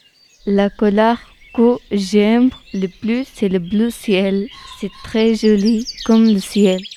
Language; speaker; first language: French; non-native, learner; Pashto